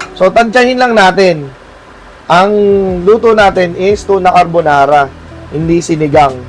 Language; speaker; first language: Filipino; native; Filipino